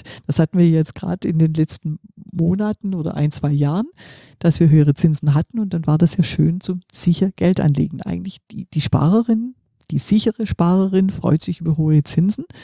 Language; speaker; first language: German; native; German